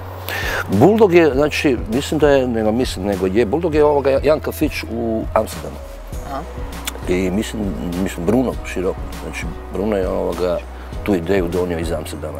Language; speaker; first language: Croatian; native; Croatian